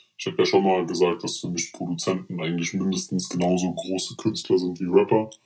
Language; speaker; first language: German; early bilingual, other home language; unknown